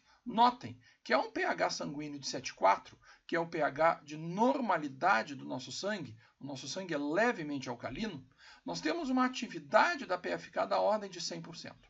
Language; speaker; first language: Portuguese; native; Portuguese